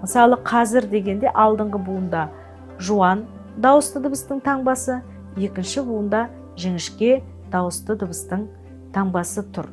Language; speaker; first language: Kazakh; native; Kazakh